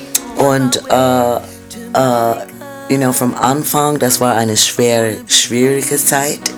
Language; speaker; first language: German; non-native, fluent; English